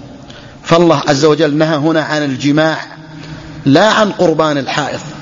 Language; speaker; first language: Arabic; native; Arabic